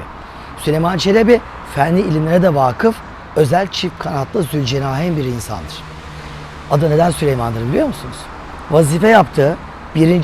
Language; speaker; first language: Turkish; native; Turkish